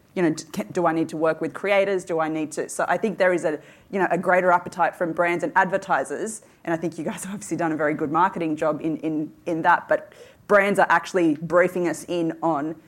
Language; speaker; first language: English; early bilingual, other home language; Hindi